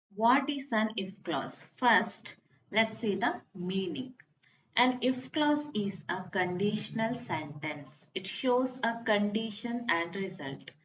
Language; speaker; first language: English; non-native, local second language; Kannada